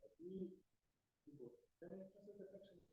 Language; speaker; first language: Russian; non-native, learner; Spanish